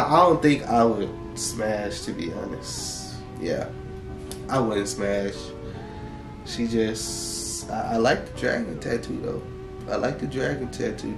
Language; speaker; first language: English; native; English